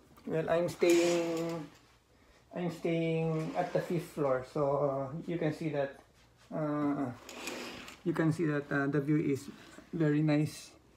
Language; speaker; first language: English; non-native, local second language; Filipino